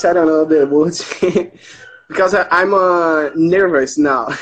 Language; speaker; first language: English; non-native, learner; Portuguese